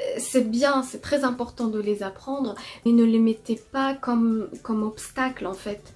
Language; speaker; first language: French; non-native, local second language; Arabic